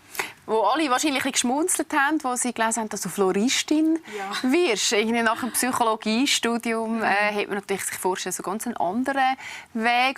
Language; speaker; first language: German; native; German